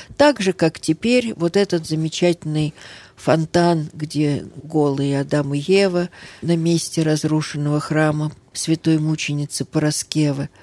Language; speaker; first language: Russian; early bilingual, heritage; Russian